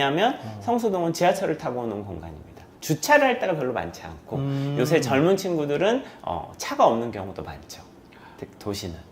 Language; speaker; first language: Korean; native; Korean